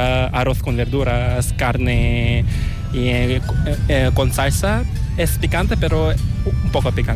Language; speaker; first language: Spanish; non-native, fluent; Korean